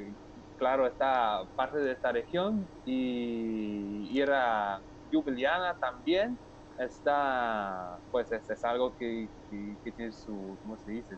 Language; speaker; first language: Spanish; non-native, fluent; French